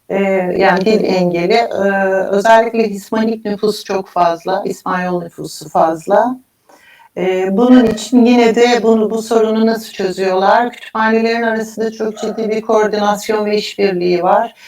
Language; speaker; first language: Turkish; native; Turkish